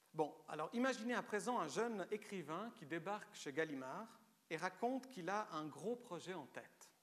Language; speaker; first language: French; early bilingual, other home language; Romanian